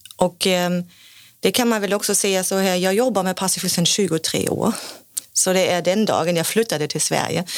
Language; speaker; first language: Swedish; non-native, fluent; German